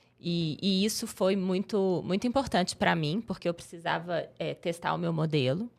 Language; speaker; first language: Portuguese; native; Portuguese